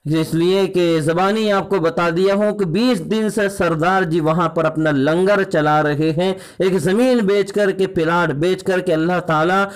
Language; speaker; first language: Urdu; native; Urdu